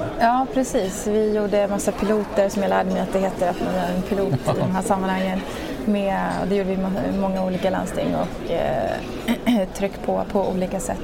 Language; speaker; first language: Swedish; native; Swedish